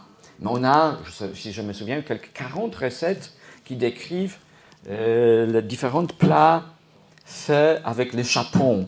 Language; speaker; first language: French; non-native, fluent; Polish